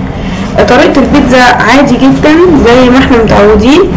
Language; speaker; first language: Arabic; native; Arabic